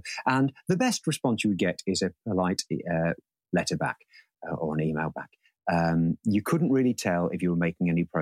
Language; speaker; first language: English; native; English